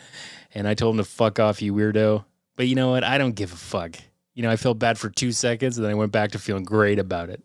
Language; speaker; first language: English; native; English